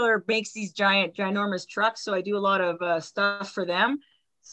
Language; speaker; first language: English; non-native, fluent; French